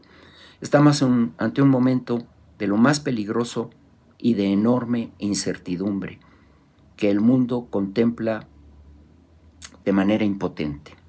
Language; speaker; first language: Spanish; native; Spanish